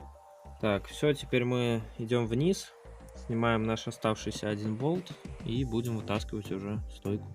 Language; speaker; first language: Russian; native; Russian